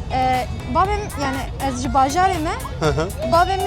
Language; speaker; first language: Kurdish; non-native, local second language; Turkish